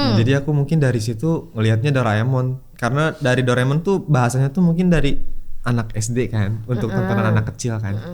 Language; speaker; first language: Indonesian; native; Indonesian